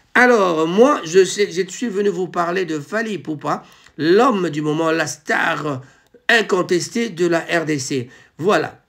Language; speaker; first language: French; non-native, local second language; Lingala